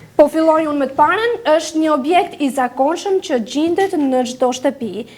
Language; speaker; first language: Albanian; native; Albanian